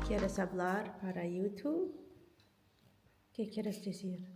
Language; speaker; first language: Spanish; non-native, learner; English